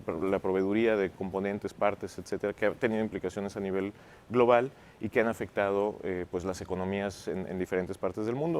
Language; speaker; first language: Spanish; native; Spanish